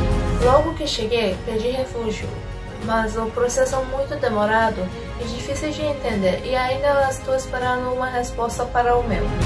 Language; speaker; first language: Portuguese; non-native, fluent; Persian